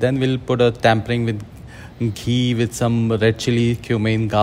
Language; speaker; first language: English; non-native, local second language; Hindi